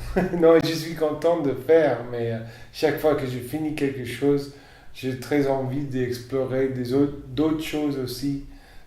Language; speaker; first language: French; non-native, fluent; English